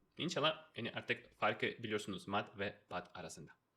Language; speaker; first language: Turkish; non-native, fluent; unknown